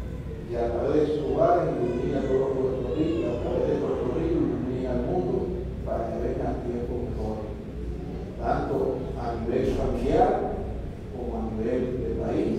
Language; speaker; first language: Spanish; native; Spanish